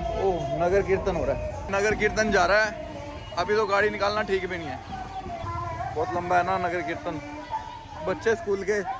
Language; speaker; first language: Hindi; native; Hindi